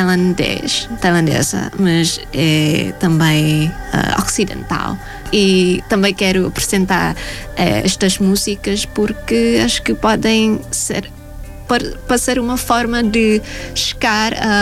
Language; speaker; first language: Portuguese; non-native, fluent; Thai